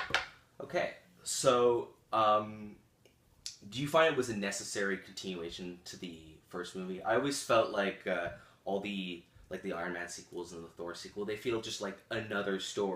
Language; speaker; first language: English; native; English